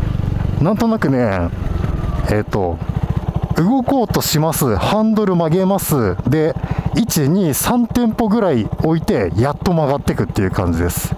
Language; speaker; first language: Japanese; native; Japanese